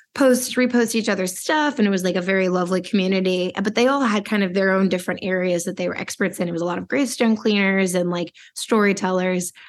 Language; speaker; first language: English; native; English